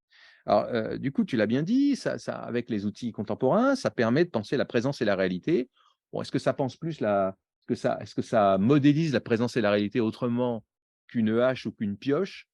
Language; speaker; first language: French; native; French